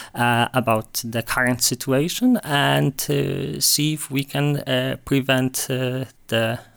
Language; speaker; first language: English; non-native, fluent; Polish